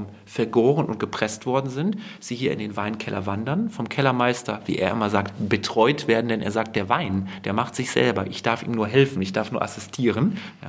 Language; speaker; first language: German; native; German